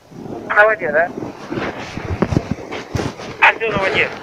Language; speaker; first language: Russian; native; Russian